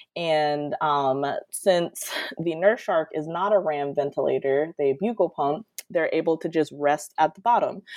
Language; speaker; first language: English; native; English